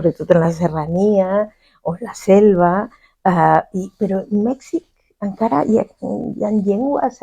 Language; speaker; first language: Catalan; non-native, fluent; Spanish